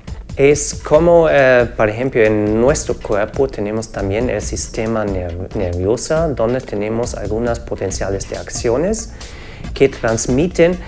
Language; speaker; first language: Spanish; non-native, fluent; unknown